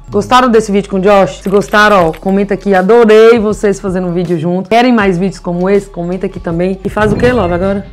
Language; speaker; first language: Portuguese; native; Portuguese